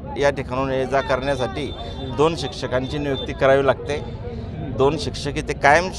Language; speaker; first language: Marathi; native; Marathi